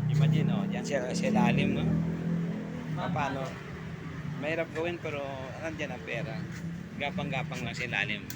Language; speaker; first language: Filipino; non-native, local second language; Hiligaynon